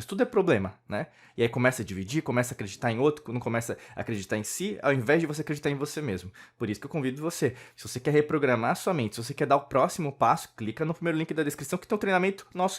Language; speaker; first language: Portuguese; native; Portuguese